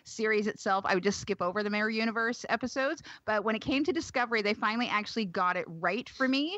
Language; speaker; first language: English; native; English